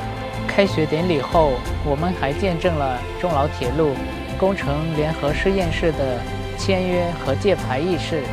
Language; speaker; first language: Chinese; non-native, learner; Lao